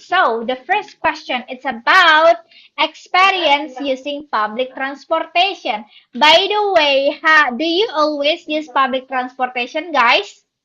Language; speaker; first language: English; non-native, learner; Indonesian